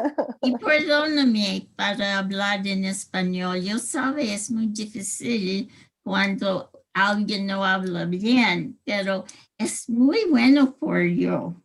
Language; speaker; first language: Spanish; early bilingual, heritage; English